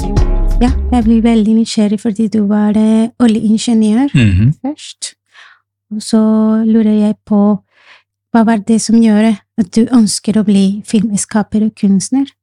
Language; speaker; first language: Norwegian; non-native, fluent; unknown